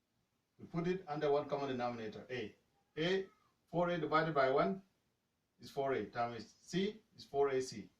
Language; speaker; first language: English; non-native, fluent; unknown